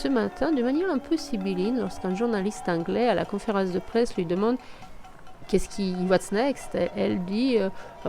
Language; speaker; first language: French; native; French